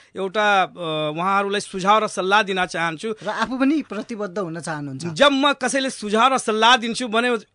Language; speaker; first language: Nepali; non-native, local second language; Awadhi